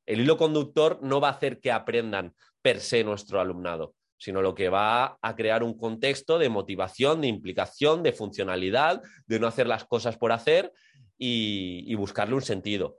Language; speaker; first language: Spanish; native; Spanish